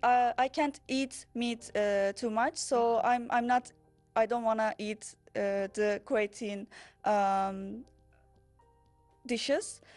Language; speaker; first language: English; non-native, learner; Turkish